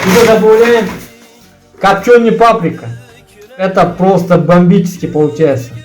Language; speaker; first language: Russian; non-native, learner; Uzbek